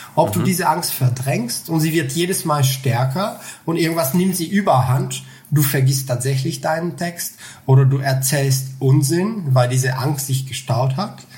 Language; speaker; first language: German; non-native, fluent; Bulgarian